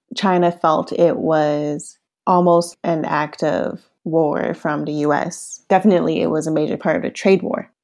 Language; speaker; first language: English; early bilingual, other home language; Cantonese